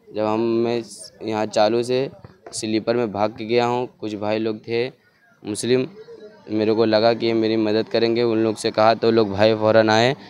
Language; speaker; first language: Hindi; native; Hindi